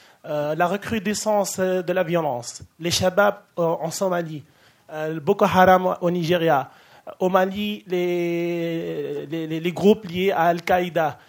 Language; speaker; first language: French; non-native, local second language; Arabic